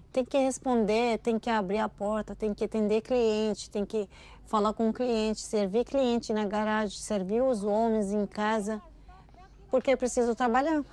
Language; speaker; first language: Portuguese; non-native, learner; Arabic